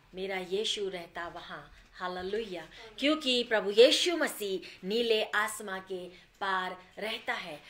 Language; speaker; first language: Hindi; non-native, local second language; Gujarati